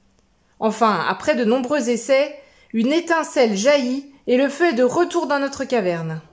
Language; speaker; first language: French; native; French